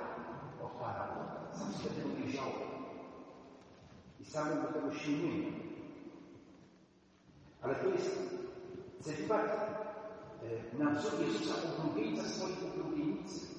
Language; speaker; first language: Polish; native; Polish